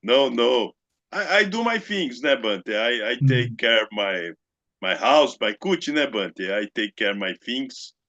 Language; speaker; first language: English; non-native, learner; Portuguese